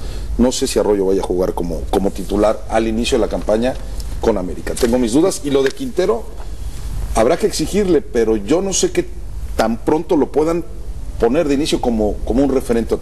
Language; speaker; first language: Spanish; native; Spanish